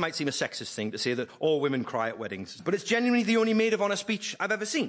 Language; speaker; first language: English; native; English